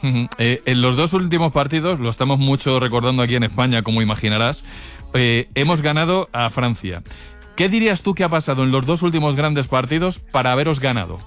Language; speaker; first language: Spanish; native; Spanish